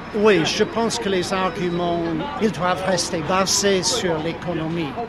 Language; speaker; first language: French; non-native, fluent; English